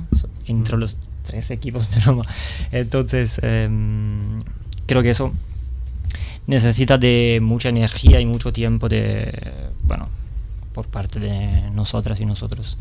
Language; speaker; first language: Spanish; non-native, fluent; Italian